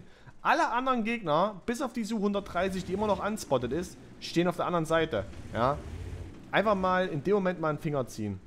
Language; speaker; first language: German; native; German